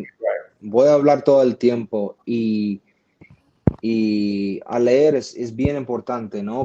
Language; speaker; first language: Spanish; non-native, fluent; English